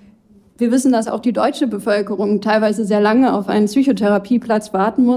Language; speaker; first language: German; native; German